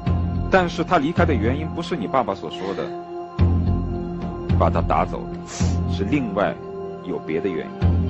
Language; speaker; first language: Chinese; native; Chinese